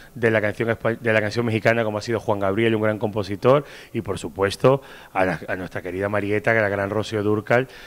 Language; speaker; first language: Spanish; native; Spanish